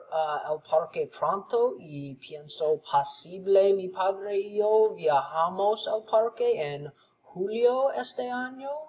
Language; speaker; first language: Spanish; non-native, learner; English